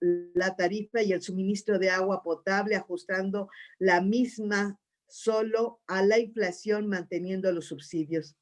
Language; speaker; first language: Spanish; native; Spanish